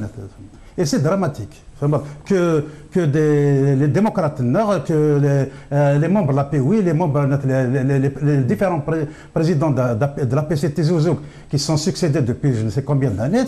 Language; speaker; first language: French; non-native, local second language; Kabyle